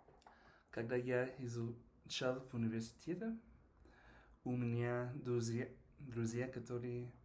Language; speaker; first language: Russian; non-native, learner; English